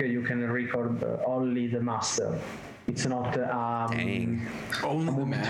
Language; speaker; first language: English; non-native, learner; Italian